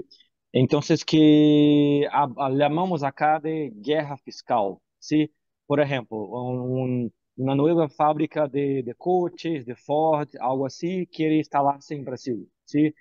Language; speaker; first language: Spanish; non-native, learner; Portuguese